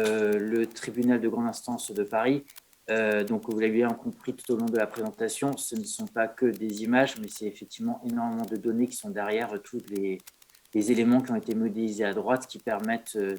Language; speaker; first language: French; native; French